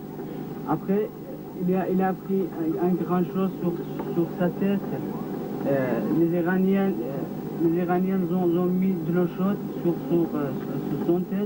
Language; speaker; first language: French; non-native, learner; Kurdish